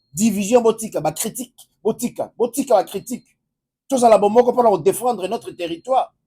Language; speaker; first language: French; non-native, local second language; Lingala